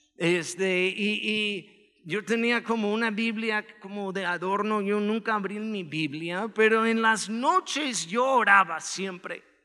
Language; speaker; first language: Spanish; non-native, fluent; English